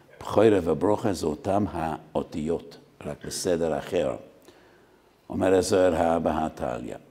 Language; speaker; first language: Hebrew; non-native, fluent; Yiddish